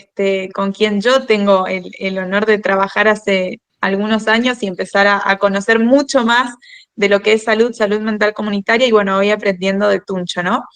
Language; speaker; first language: Spanish; native; Spanish